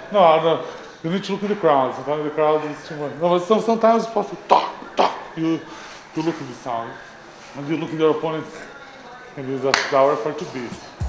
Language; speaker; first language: English; non-native, learner; Portuguese